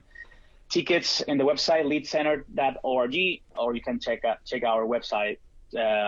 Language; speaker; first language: English; non-native, fluent; Spanish